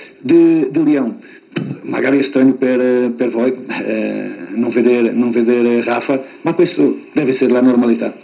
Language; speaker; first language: Italian; non-native, fluent; Portuguese